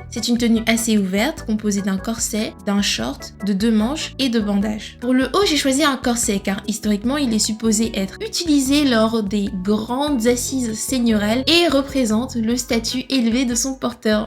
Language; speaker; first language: French; native; French